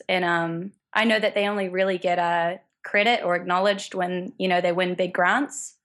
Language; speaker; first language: English; native; English